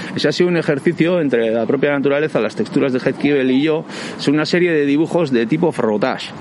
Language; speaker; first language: Spanish; native; Spanish